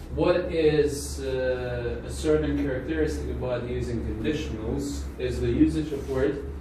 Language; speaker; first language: English; non-native, fluent; Albanian